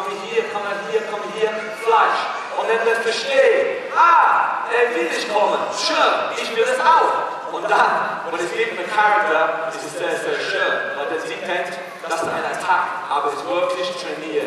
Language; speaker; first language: German; non-native, learner; English